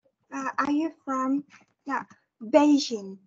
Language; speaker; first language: English; non-native, fluent; Vietnamese